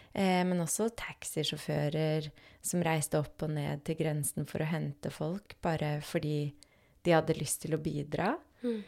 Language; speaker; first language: Norwegian; early bilingual, other home language; Polish